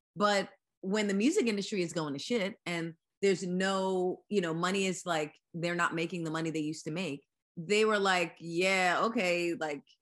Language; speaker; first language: English; native; English